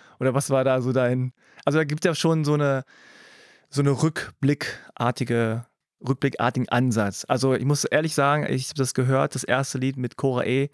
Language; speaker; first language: German; early bilingual, other home language; Korean